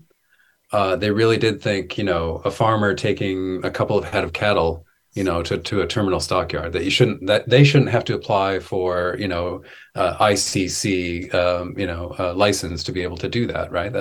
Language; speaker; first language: English; native; English